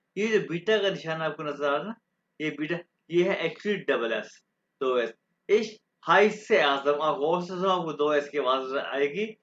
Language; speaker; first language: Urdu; non-native, local second language; Punjabi